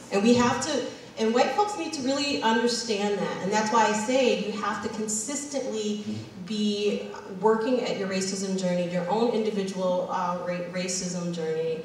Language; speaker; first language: English; native; English